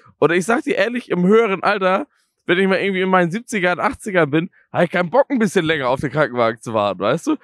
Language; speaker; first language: German; native; German